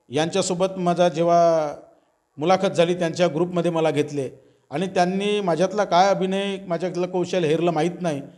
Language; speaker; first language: Marathi; native; Marathi